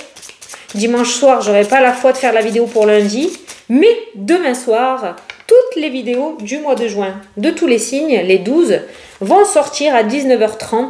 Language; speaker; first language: French; native; French